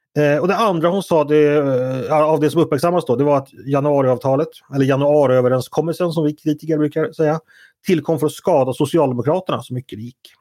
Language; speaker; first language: Swedish; native; Swedish